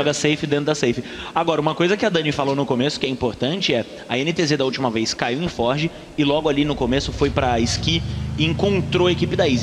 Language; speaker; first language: Portuguese; native; Portuguese